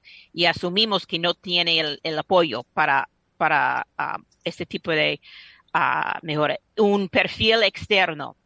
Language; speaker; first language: Spanish; non-native, fluent; English